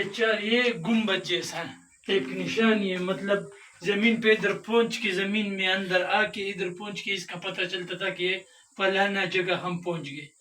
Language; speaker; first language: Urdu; non-native, local second language; Pashto